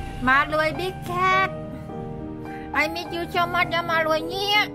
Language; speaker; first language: English; non-native, learner; Thai